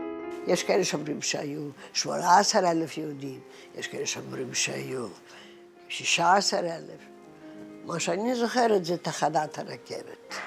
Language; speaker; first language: Hebrew; non-native, fluent; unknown